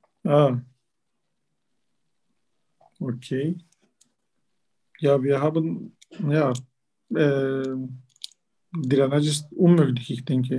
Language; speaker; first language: German; non-native, learner; Turkish